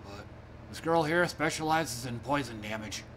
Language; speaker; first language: English; native; English